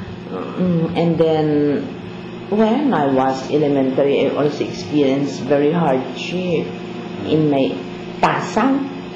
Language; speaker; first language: English; non-native, local second language; Filipino